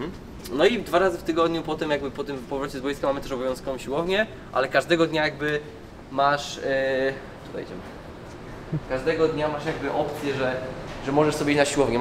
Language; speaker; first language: Polish; native; Polish